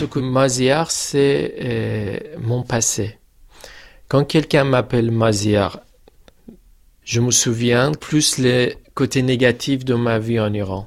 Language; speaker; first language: French; non-native, fluent; Persian